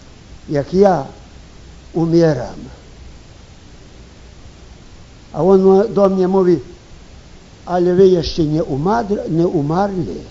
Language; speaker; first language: Polish; early bilingual, heritage; Ukrainian